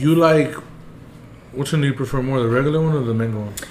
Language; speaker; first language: English; early bilingual, other home language; Spanish